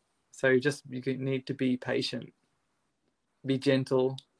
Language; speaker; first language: English; native; English